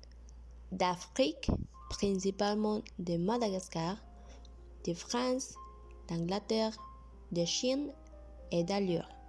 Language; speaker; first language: French; non-native, learner; Spanish